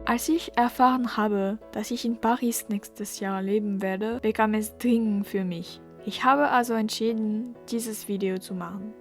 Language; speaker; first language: German; non-native, learner; French